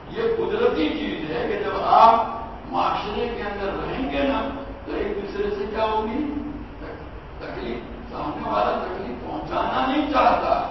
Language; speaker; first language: Urdu; non-native, local second language; Gujarati